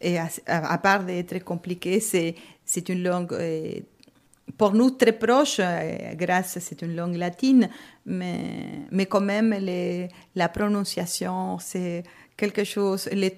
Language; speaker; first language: French; non-native, fluent; Spanish